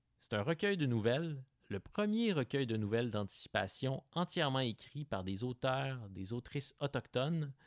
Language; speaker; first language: French; native; French